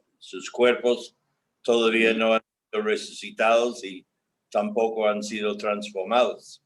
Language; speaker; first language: Spanish; non-native, fluent; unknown